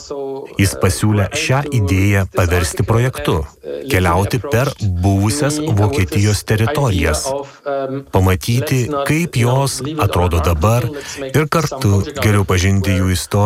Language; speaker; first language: Lithuanian; non-native, fluent; German